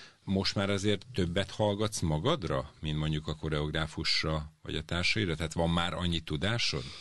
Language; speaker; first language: Hungarian; native; Hungarian